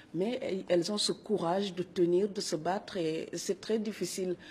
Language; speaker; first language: French; non-native, local second language; Serer